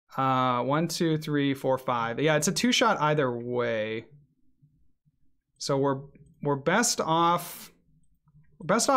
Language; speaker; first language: English; native; English